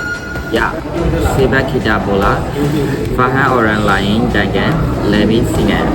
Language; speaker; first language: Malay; non-native, learner; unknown